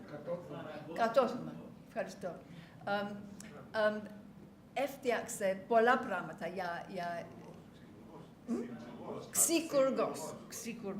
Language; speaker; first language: Greek; non-native, learner; English